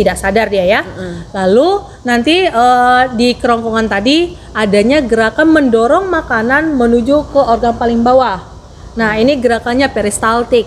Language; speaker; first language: Indonesian; native; Indonesian